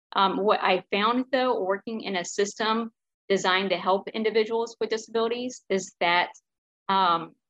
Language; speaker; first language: English; native; English